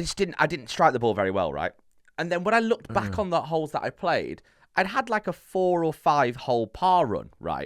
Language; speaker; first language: English; native; English